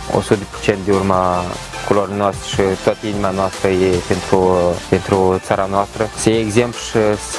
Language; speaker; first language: Romanian; early bilingual, heritage; Romanian